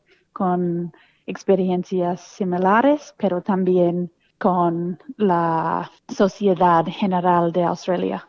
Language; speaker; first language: Spanish; non-native, fluent; English